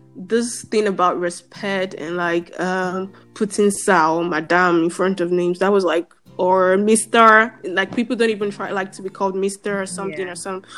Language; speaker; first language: English; non-native, local second language; Yoruba